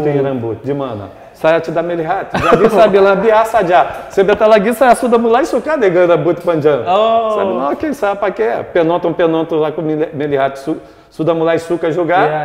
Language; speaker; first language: Indonesian; non-native, fluent; Portuguese